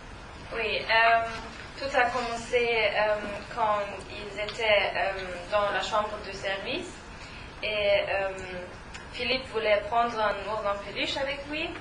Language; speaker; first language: French; non-native, learner; German